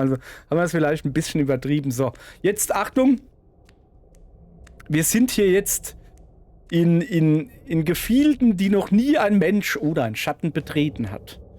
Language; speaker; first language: German; native; German